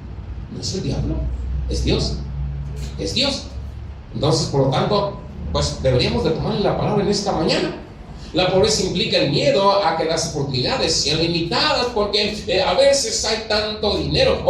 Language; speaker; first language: Spanish; native; Spanish